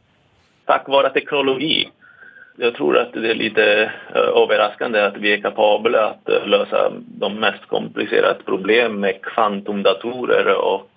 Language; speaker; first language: Swedish; non-native, fluent; Italian